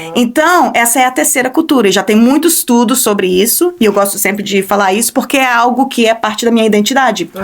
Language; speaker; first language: Portuguese; early bilingual, heritage; Portuguese